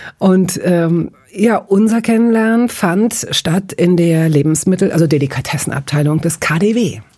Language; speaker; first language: German; native; German